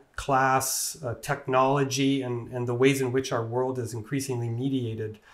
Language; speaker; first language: English; native; English